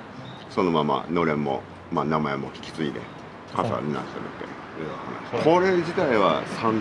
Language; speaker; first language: Japanese; native; Japanese